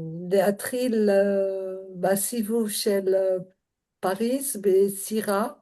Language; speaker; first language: Hebrew; non-native, learner; French